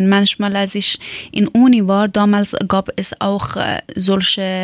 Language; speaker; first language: German; non-native, learner; Persian